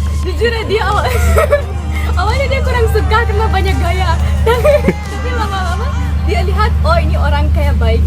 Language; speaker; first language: Indonesian; non-native, fluent; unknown